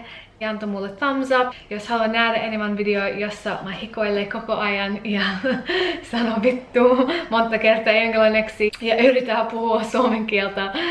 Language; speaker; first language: Finnish; non-native, learner; English